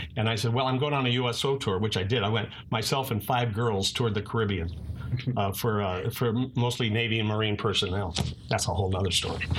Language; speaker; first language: English; native; English